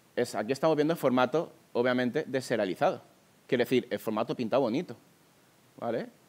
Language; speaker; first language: Spanish; native; Spanish